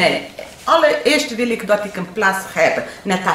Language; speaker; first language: Dutch; non-native, learner; Portuguese